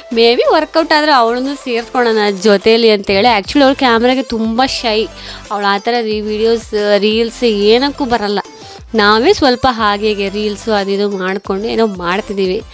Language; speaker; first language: Kannada; native; Kannada